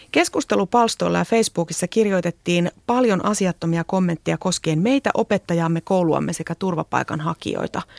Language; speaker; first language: Finnish; native; Finnish